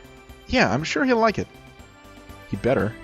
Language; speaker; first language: English; native; English